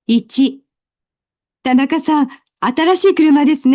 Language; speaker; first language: Japanese; non-native, learner; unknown